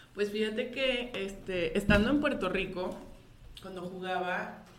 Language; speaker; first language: Spanish; native; Spanish